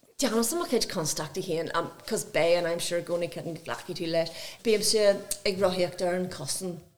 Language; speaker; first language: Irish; non-native, local second language; English